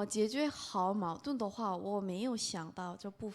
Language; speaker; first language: Chinese; non-native, fluent; Korean